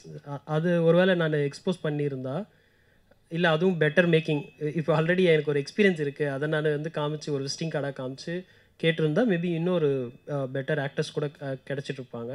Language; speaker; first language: Tamil; native; Tamil